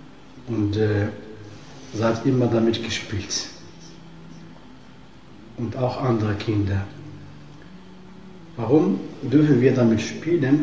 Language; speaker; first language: German; non-native, fluent; Arabic